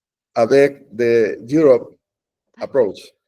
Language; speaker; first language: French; non-native, learner; Spanish